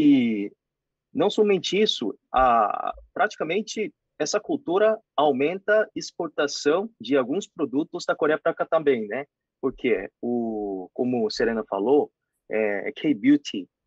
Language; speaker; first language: Portuguese; non-native, fluent; Korean